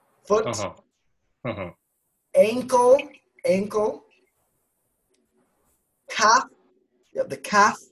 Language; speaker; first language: English; non-native, fluent; Swedish